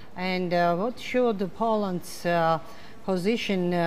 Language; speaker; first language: English; non-native, fluent; Georgian